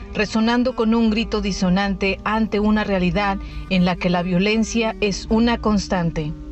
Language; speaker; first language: Spanish; native; Spanish